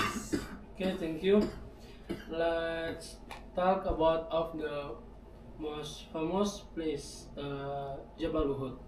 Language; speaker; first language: English; non-native, learner; Indonesian